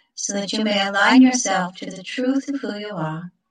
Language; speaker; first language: English; native; English